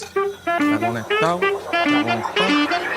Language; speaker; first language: Spanish; native; Spanish